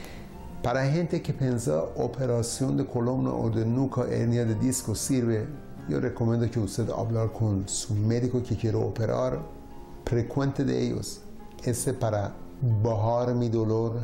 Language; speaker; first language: Spanish; non-native, learner; Persian